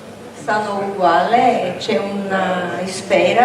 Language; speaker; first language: Italian; non-native, fluent; Portuguese